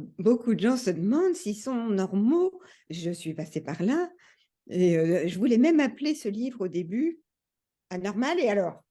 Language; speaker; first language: French; early bilingual, other home language; English